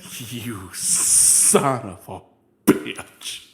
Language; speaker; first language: English; native; English